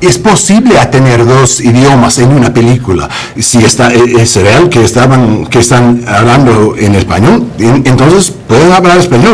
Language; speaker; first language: Spanish; early bilingual, heritage; English